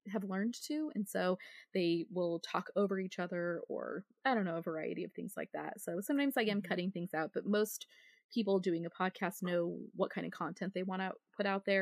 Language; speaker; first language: English; native; English